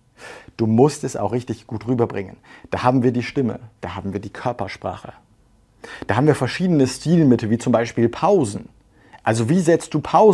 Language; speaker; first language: German; native; German